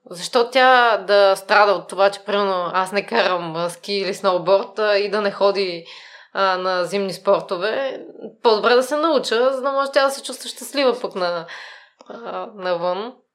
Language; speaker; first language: Bulgarian; native; Bulgarian